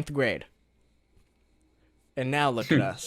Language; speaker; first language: English; native; English